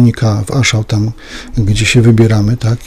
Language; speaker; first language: Polish; native; Polish